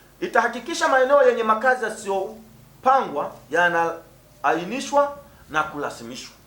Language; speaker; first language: Swahili; native; Swahili